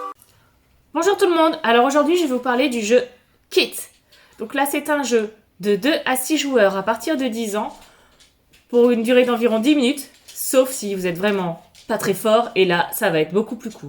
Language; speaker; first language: French; native; French